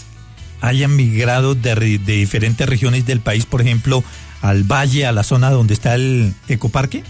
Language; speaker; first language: Spanish; native; Spanish